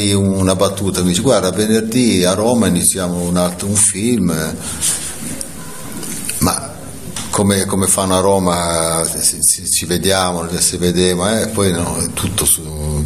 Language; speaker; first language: Italian; native; Italian